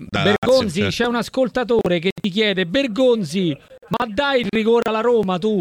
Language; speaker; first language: Italian; native; Italian